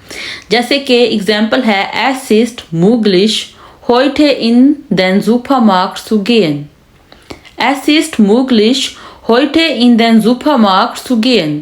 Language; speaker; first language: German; non-native, fluent; Urdu